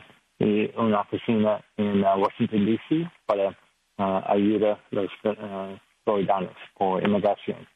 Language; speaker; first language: Spanish; non-native, learner; English